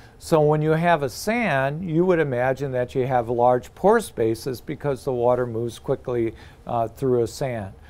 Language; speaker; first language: English; native; English